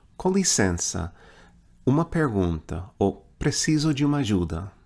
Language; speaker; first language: Portuguese; non-native, fluent; English